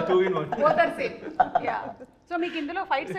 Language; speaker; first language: Telugu; native; Telugu